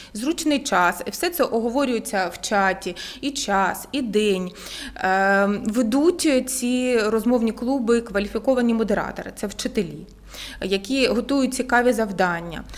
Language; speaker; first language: Ukrainian; native; Ukrainian